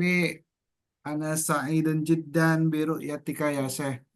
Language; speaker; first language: Arabic; non-native, learner; Indonesian